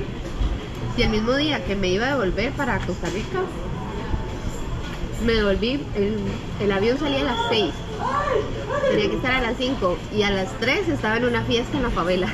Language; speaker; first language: Spanish; native; Spanish